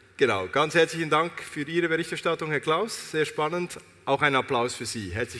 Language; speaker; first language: German; native; German